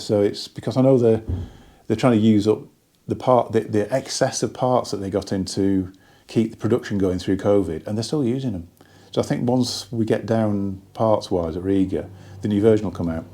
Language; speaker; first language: English; native; English